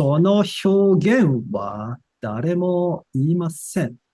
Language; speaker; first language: Japanese; non-native, fluent; English